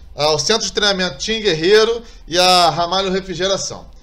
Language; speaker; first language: Portuguese; native; Portuguese